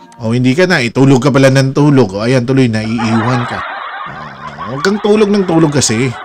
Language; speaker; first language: Filipino; non-native, local second language; Waray